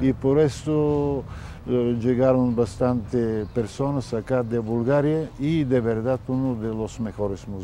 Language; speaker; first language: Spanish; non-native, fluent; Bulgarian